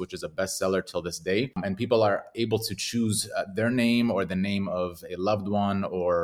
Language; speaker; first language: English; native; English